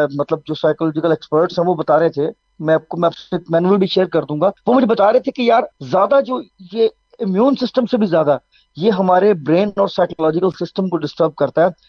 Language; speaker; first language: Urdu; non-native, local second language; Saraiki